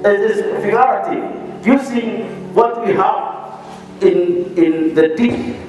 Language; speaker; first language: English; non-native, local second language; Swahili